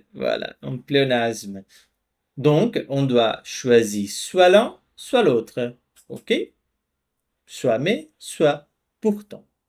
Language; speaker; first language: French; non-native, fluent; Portuguese